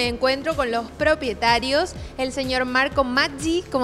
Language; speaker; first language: Spanish; native; Spanish